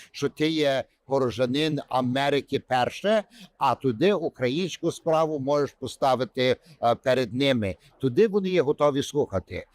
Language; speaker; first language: Ukrainian; early bilingual, heritage; Ukrainian